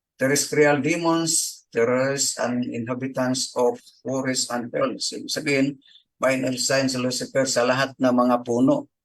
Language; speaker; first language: Filipino; non-native, local second language; Cebuano